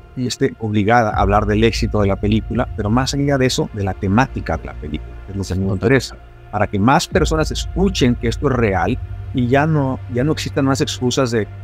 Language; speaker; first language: Spanish; native; Spanish